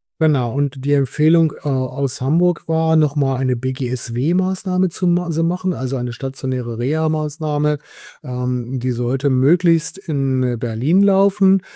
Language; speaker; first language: German; native; German